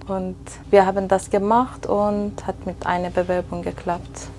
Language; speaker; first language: German; non-native, fluent; Persian